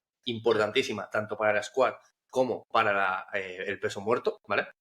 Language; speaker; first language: Spanish; native; Spanish